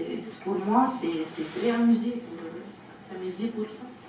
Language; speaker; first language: French; non-native, learner; Arabic